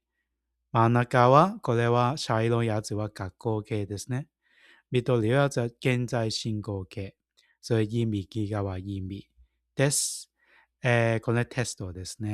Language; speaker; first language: Japanese; non-native, learner; Cantonese